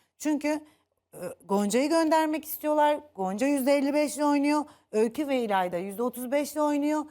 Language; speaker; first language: Turkish; native; Turkish